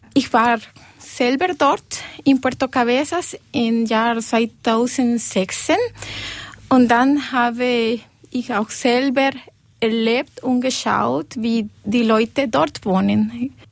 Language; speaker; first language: German; non-native, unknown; Spanish